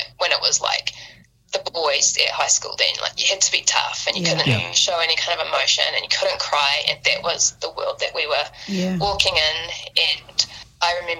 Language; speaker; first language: English; native; English